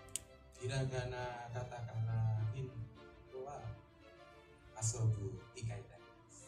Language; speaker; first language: Japanese; non-native, learner; Indonesian